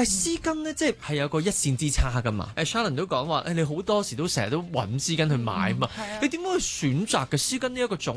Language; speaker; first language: Cantonese; native; Cantonese